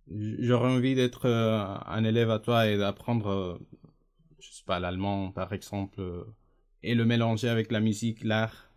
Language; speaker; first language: French; non-native, fluent; Spanish